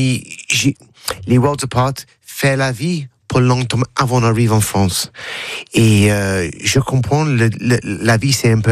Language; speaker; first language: French; non-native, learner; English